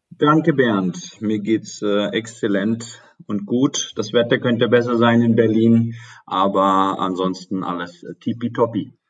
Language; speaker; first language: German; early bilingual, other home language; Turkish